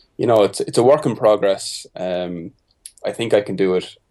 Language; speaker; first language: English; native; English